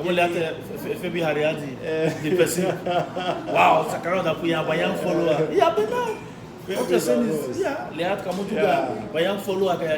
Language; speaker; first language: Indonesian; non-native, fluent; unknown